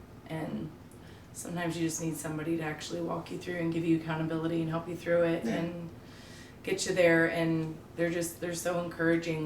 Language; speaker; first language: English; native; English